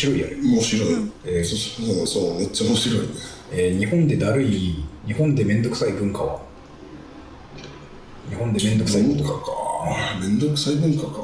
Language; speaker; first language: Japanese; non-native, learner; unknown